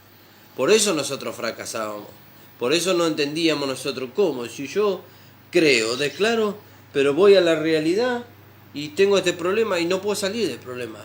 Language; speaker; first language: Spanish; native; Spanish